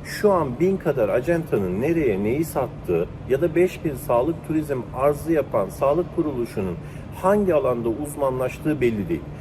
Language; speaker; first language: Turkish; native; Turkish